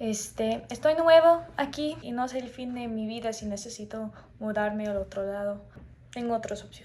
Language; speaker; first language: Spanish; non-native, learner; English